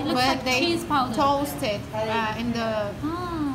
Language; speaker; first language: English; non-native, learner; Portuguese